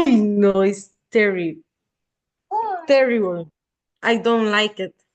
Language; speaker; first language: English; non-native, learner; Spanish